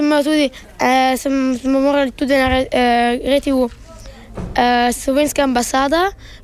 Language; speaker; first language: Slovenian; early bilingual, heritage; Slovenian